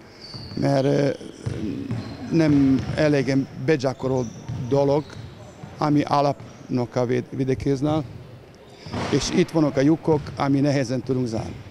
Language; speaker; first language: Hungarian; non-native, learner; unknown